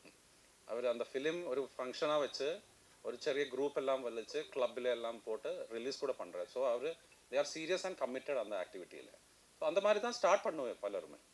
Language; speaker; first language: Tamil; non-native, fluent; Malayalam